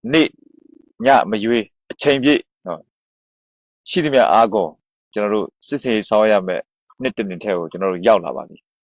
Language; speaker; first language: Burmese; native; Burmese